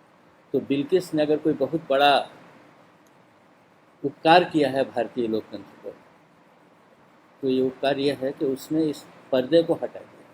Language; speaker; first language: Hindi; native; Hindi